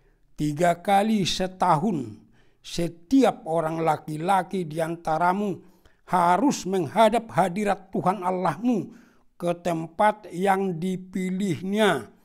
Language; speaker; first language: Indonesian; non-native, local second language; Batak Toba